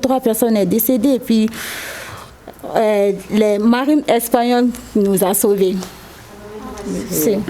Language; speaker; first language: French; non-native, local second language; Susu